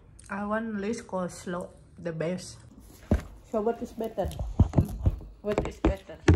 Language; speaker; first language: English; non-native, learner; Indonesian